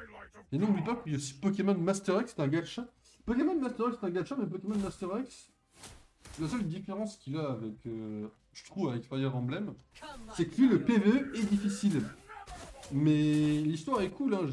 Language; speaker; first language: French; native; French